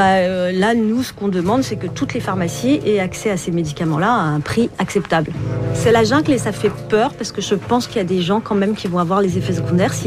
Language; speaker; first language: French; native; French